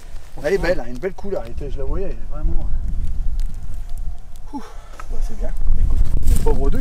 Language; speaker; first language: French; native; French